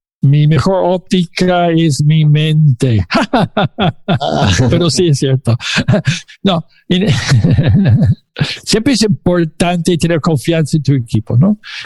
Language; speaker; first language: Spanish; non-native, fluent; English